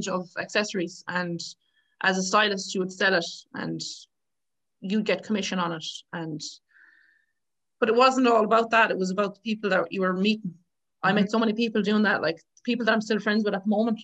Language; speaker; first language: English; native; English